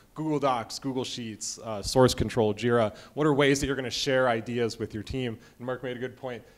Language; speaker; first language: English; native; English